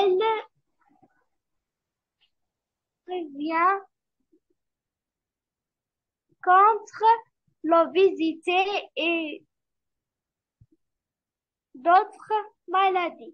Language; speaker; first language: French; non-native, local second language; Arabic